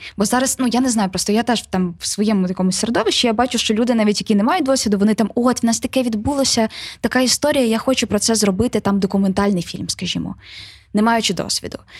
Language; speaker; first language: Ukrainian; native; Ukrainian